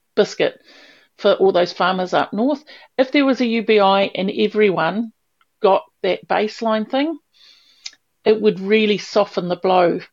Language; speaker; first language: English; native; English